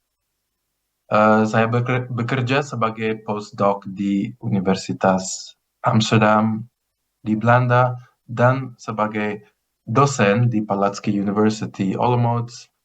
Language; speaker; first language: Indonesian; non-native, fluent; Greek